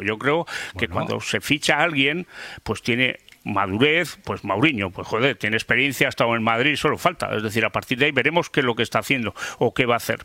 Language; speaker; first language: Spanish; native; Spanish